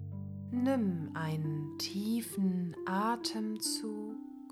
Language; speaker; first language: German; native; German